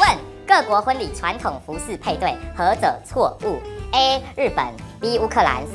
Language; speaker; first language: Chinese; native; Chinese